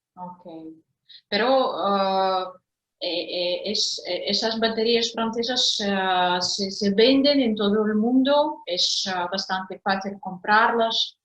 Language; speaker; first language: Spanish; non-native, fluent; Russian